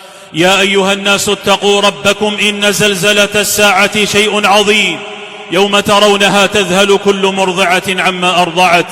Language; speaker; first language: Arabic; native; Arabic